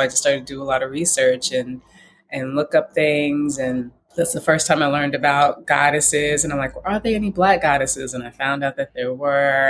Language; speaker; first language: English; native; English